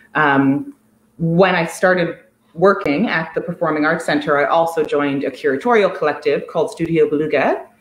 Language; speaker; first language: English; native; English